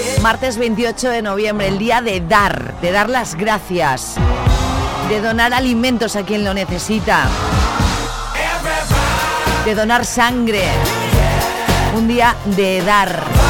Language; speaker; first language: Spanish; native; Spanish